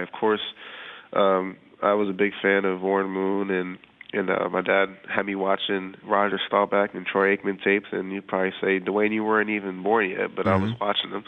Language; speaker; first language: English; native; English